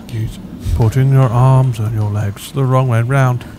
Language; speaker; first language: English; native; English